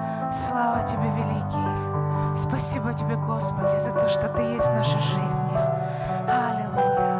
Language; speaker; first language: Russian; native; Russian